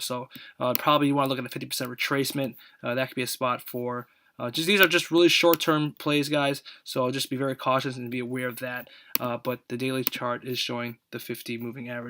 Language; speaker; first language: English; native; English